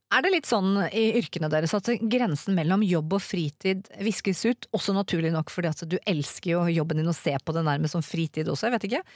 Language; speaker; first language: Norwegian; native; Norwegian